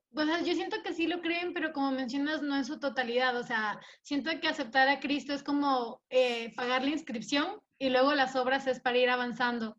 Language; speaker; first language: Spanish; native; Spanish